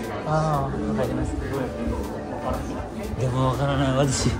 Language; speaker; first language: Japanese; non-native, learner; Nepali